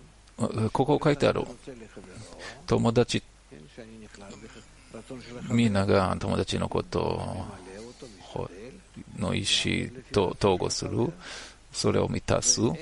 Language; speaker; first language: Japanese; non-native, learner; Hebrew